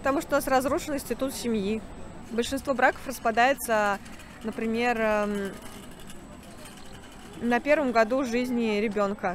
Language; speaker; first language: Russian; native; Russian